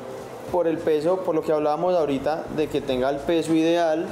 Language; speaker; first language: Spanish; native; Spanish